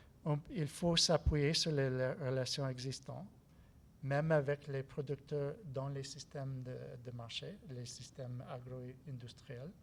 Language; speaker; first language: French; non-native, learner; English